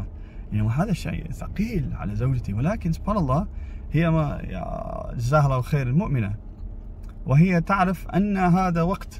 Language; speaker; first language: Arabic; non-native, learner; English